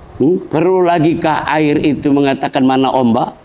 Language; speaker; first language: Indonesian; native; Indonesian